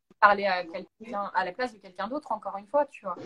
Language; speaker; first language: French; native; French